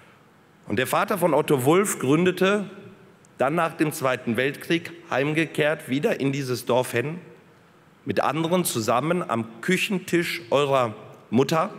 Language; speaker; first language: German; early bilingual, other home language; Polish